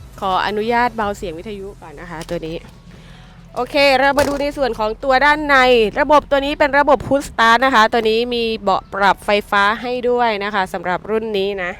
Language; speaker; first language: Thai; native; Thai